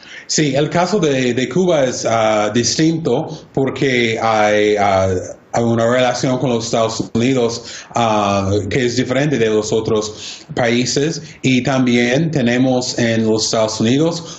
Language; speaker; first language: Spanish; non-native, fluent; English